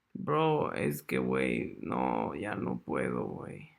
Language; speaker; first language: Spanish; early bilingual, heritage; Spanish